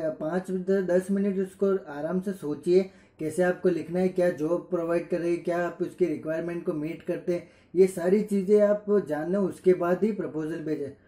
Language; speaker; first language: Hindi; native; Hindi